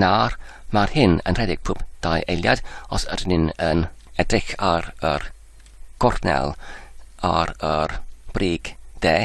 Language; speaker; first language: Welsh; non-native, learner; English